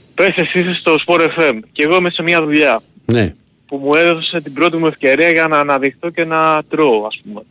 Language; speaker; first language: Greek; native; Greek